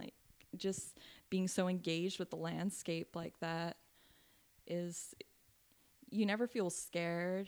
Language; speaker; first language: English; native; English